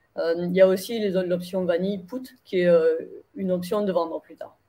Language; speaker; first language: French; native; French